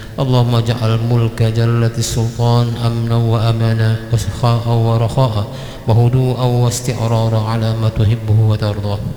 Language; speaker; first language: Arabic; non-native, fluent; Malay